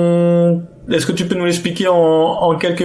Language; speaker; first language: French; native; French